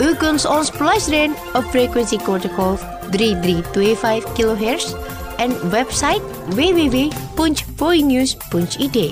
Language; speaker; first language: Dutch; non-native, fluent; Indonesian